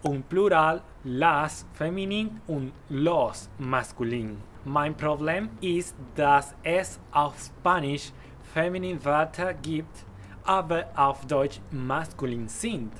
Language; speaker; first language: German; non-native, fluent; Spanish